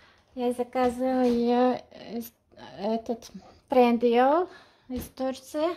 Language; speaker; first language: Russian; non-native, fluent; Azerbaijani